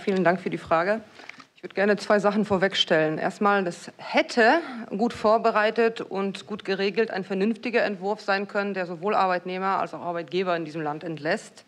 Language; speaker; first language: German; native; German